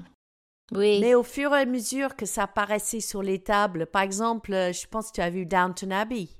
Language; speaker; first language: French; non-native, fluent; English